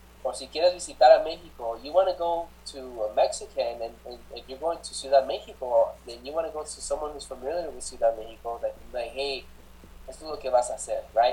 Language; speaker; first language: English; early bilingual, other home language; Spanish